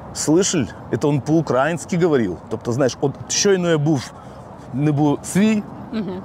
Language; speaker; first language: Ukrainian; non-native, local second language; Russian